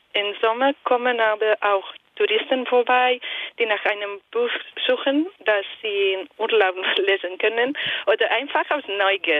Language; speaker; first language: German; non-native, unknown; Italian